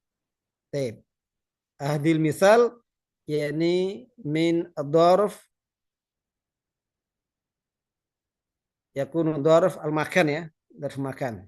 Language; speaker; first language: Arabic; non-native, fluent; Indonesian